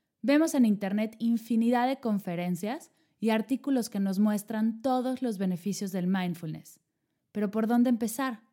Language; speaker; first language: Spanish; native; Spanish